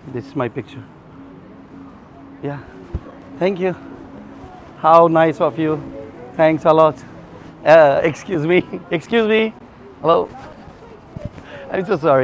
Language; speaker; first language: English; non-native, learner; Persian